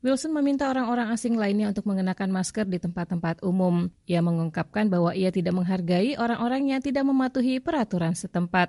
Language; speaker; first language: Indonesian; native; Indonesian